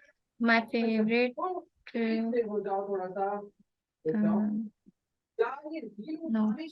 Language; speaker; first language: English; non-native, learner; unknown